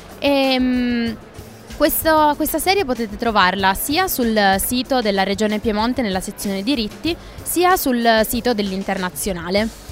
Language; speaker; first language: Italian; native; Italian